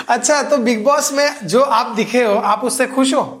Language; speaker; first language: Hindi; non-native, local second language; Gujarati